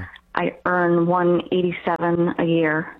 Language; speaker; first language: English; native; English